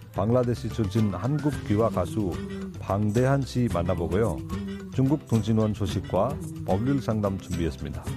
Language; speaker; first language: Korean; non-native, fluent; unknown